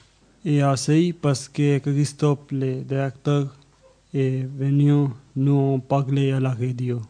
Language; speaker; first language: French; non-native, learner; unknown